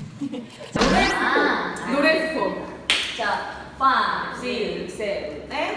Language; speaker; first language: Korean; native; Korean